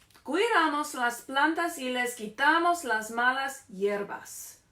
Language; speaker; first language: Spanish; non-native, fluent; English